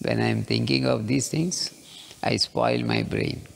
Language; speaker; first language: English; non-native, local second language; Kannada